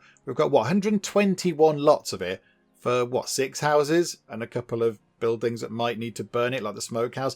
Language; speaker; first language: English; native; English